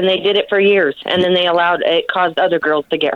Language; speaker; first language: English; native; English